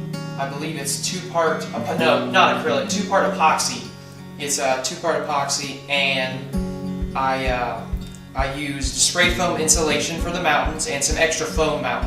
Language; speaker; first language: English; native; English